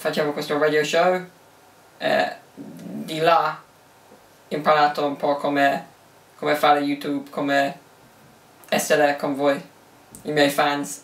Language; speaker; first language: Italian; early bilingual, heritage; English